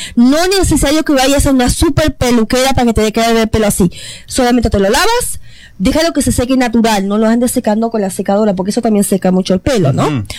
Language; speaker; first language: Spanish; native; Spanish